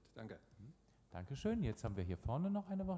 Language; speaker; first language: German; native; German